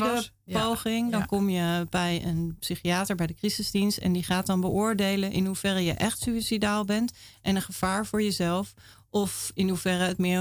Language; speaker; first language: Dutch; native; Dutch